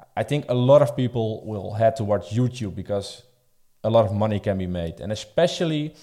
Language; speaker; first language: English; non-native, fluent; Dutch